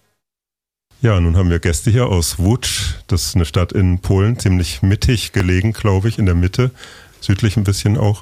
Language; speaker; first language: German; native; German